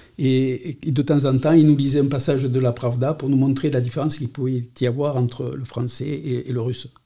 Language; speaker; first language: French; non-native, local second language; Catalan